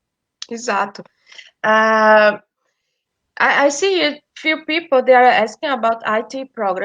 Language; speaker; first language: English; non-native, fluent; Portuguese